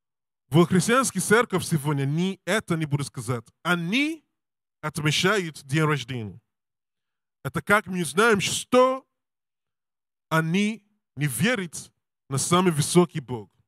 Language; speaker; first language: Russian; non-native, learner; English